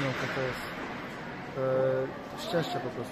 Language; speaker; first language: Polish; early bilingual, heritage; French